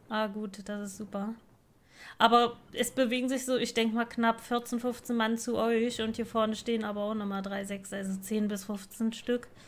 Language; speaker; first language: German; native; German